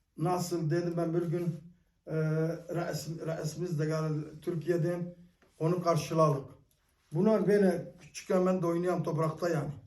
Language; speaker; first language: Turkish; early bilingual, heritage; Turkish